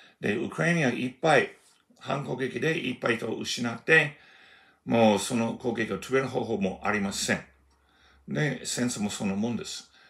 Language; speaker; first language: Japanese; non-native, fluent; English